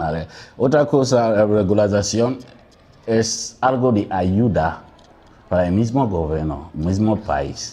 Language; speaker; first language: Spanish; non-native, learner; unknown